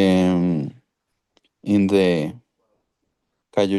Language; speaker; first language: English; non-native, learner; Spanish